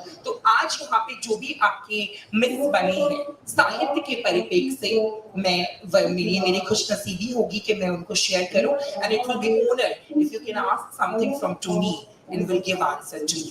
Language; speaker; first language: Hindi; native; Hindi